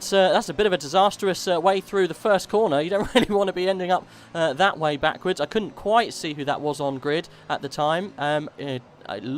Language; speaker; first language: English; native; English